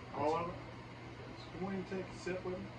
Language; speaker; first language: English; native; English